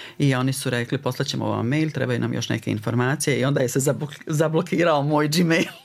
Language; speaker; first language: Croatian; native; Croatian